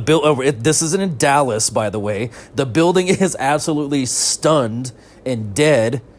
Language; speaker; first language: English; native; English